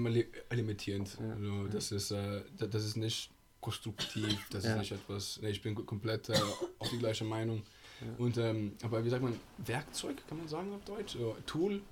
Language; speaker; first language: German; non-native, fluent; Italian